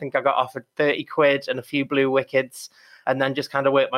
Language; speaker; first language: English; native; English